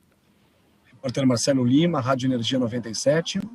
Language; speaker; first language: Portuguese; native; Portuguese